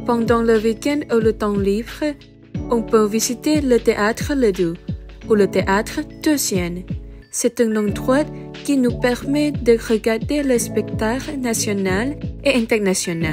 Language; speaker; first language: French; non-native, fluent; Thai